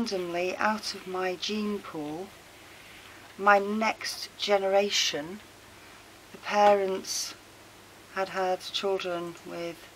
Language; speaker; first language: English; native; English